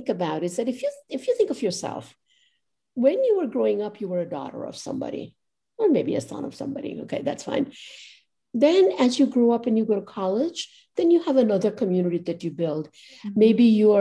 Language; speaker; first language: English; non-native, local second language; Gujarati